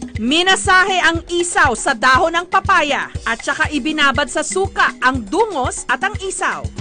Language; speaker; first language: Filipino; native; Filipino